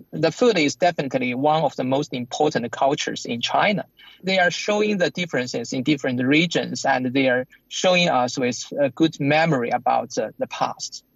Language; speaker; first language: English; non-native, fluent; Chinese